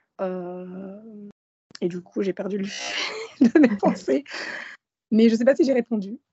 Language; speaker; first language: French; early bilingual, other home language; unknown